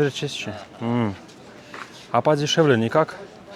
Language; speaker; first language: Russian; non-native, fluent; Lithuanian